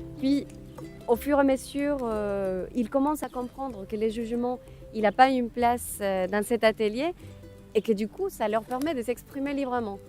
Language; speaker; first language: French; non-native, fluent; Spanish